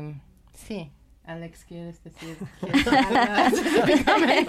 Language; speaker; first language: Spanish; non-native, learner; Persian